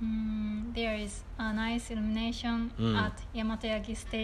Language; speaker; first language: English; non-native, learner; Japanese